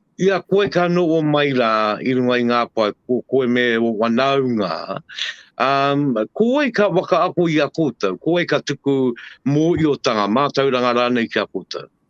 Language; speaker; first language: Māori; native; Māori